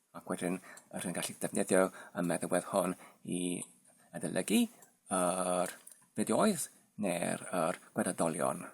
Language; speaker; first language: Welsh; non-native, learner; Polish